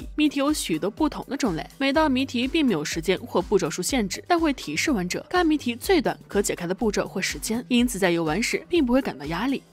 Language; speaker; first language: Chinese; native; Chinese